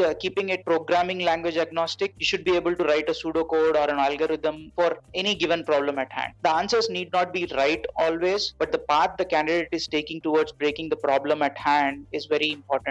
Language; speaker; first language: English; non-native, local second language; Telugu